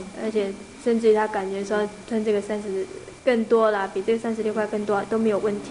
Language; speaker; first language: Chinese; native; Chinese